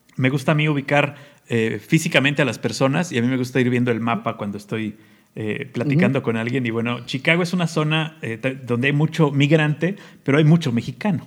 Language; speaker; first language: Spanish; native; Spanish